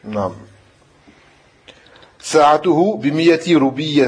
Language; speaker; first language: Arabic; non-native, fluent; French